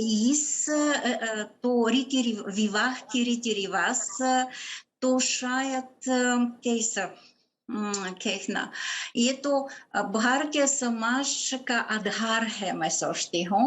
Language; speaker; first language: Hindi; non-native, fluent; Bulgarian